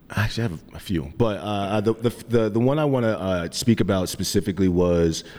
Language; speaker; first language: English; native; English